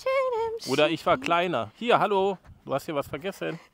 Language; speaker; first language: German; native; German